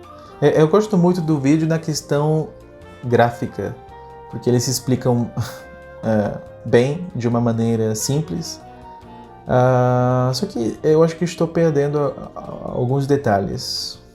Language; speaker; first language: Portuguese; non-native, fluent; Spanish